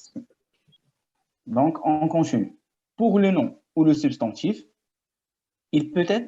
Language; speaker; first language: French; non-native, fluent; Arabic